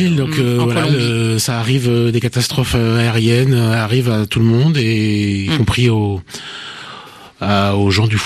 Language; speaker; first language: French; native; French